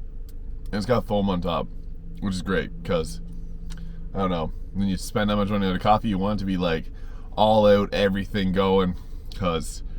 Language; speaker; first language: English; native; English